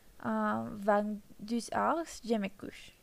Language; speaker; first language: French; non-native, learner; Spanish